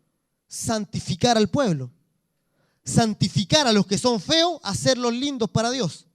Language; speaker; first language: Spanish; native; Spanish